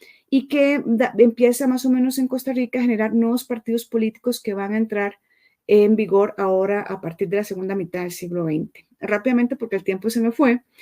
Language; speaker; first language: Spanish; native; Spanish